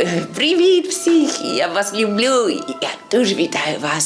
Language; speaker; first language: Ukrainian; non-native, learner; English